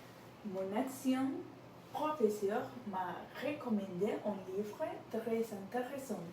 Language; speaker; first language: French; non-native, learner; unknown